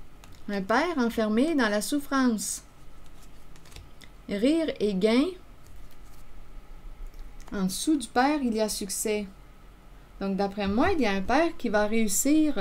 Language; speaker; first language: French; native; French